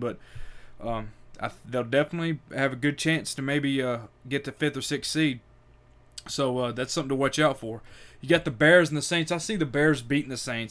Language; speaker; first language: English; native; English